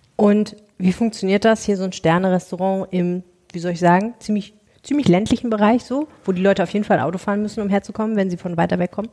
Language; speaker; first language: German; native; German